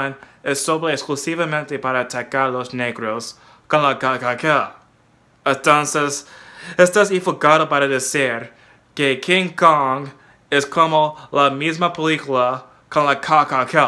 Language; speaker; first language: Spanish; non-native, fluent; English